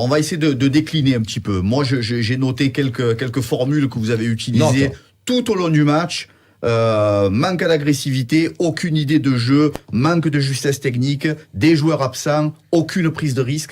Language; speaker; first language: French; native; French